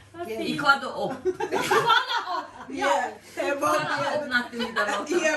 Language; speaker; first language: Icelandic; non-native, fluent; Turkish